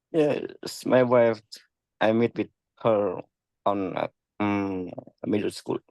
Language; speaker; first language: English; non-native, learner; Indonesian